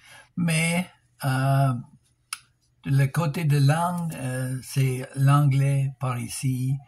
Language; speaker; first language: French; non-native, local second language; English